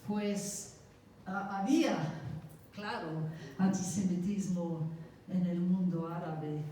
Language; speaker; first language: Spanish; non-native, fluent; English